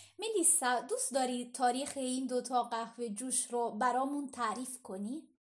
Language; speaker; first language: Persian; non-native, fluent; Italian